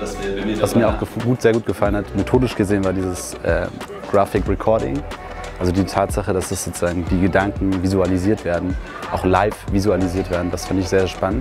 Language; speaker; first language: German; native; German